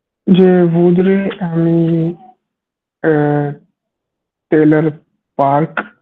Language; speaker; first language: French; non-native, learner; Hindi